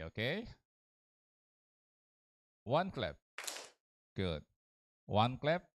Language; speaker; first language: English; non-native, learner; Indonesian